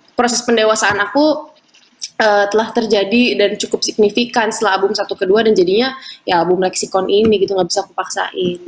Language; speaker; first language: Indonesian; native; Indonesian